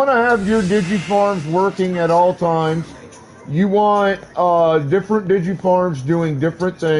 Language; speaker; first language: English; native; English